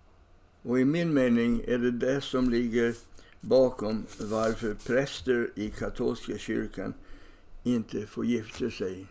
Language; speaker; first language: Swedish; non-native, fluent; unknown